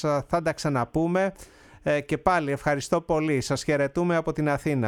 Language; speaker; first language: Greek; native; Greek